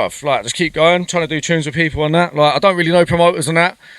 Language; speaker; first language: English; native; English